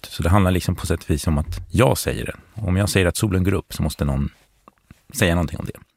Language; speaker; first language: Swedish; native; Swedish